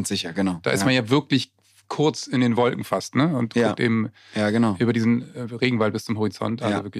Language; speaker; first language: German; native; German